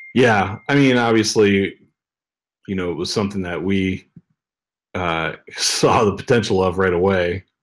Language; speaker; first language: English; native; English